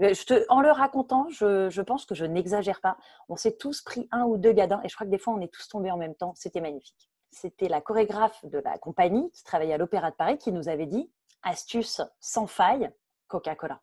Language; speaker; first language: French; native; French